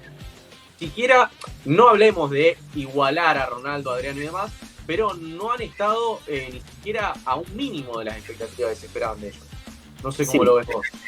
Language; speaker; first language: Spanish; native; Spanish